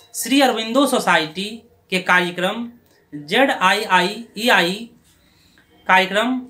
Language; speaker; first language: Hindi; native; Hindi